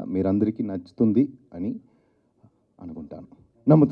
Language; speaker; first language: Telugu; non-native, learner; Tamil